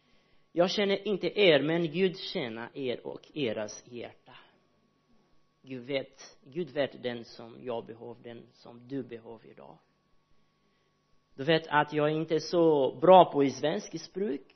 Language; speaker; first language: Swedish; non-native, learner; Portuguese